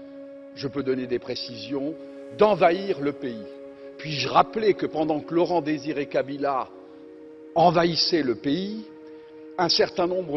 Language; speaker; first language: French; native; French